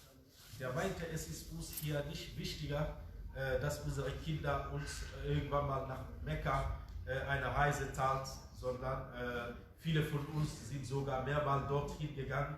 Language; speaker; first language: German; non-native, fluent; Fula